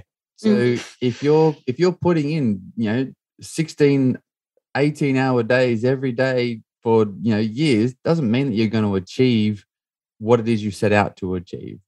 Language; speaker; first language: English; native; English